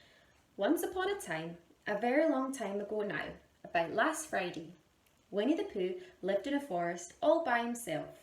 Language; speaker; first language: English; native; English